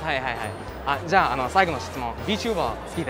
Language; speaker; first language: Japanese; non-native, fluent; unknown